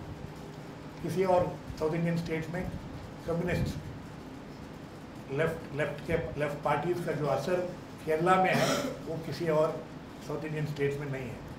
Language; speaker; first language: Hindi; non-native, local second language; Kannada